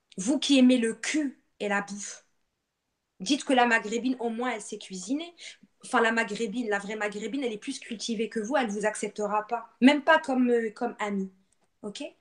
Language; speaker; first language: French; non-native, local second language; Arabic